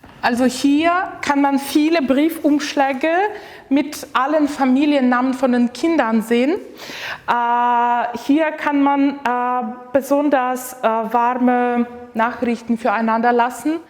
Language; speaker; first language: German; non-native, fluent; Ukrainian